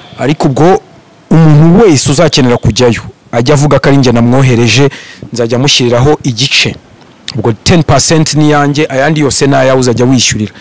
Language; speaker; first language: Kinyarwanda; native; Kinyarwanda